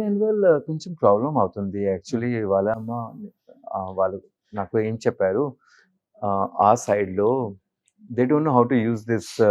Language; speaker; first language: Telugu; non-native, learner; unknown